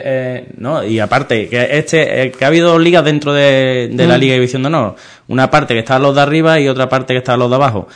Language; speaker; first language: Spanish; native; Spanish